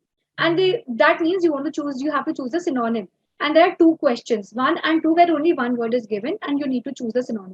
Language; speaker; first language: English; non-native, local second language; Hindi